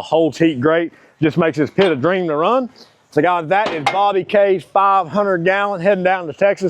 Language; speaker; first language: English; native; English